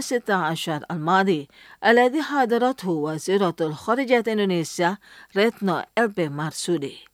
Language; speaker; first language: Arabic; non-native, fluent; Indonesian